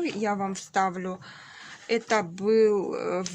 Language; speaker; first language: Russian; native; Russian